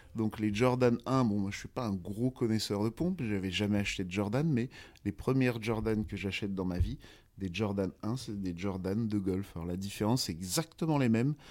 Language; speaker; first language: French; native; French